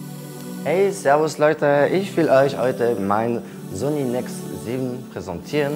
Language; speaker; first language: German; non-native, fluent; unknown